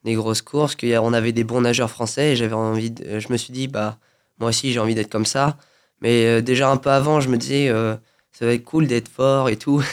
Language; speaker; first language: French; native; French